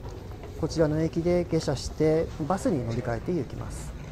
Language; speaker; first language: Japanese; native; Japanese